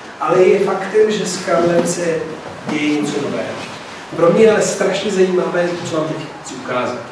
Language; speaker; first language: Czech; non-native, fluent; Italian